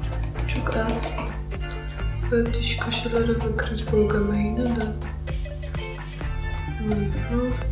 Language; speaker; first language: Turkish; non-native, fluent; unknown